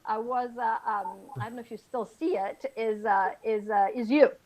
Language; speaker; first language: English; non-native, fluent; Italian